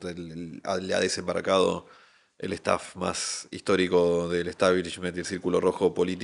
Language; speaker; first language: Spanish; native; Spanish